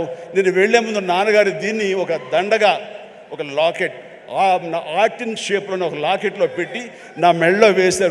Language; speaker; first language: Telugu; native; Telugu